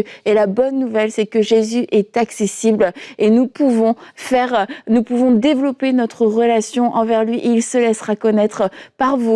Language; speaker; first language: French; native; French